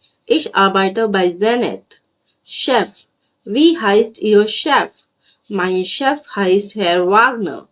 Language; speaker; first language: German; non-native, fluent; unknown